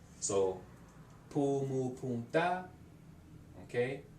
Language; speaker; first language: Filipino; non-native, learner; English